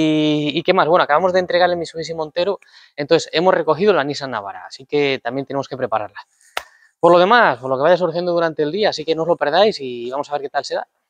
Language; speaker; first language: Spanish; native; Spanish